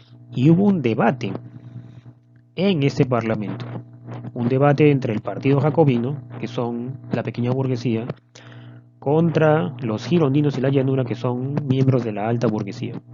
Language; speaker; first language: Spanish; native; Spanish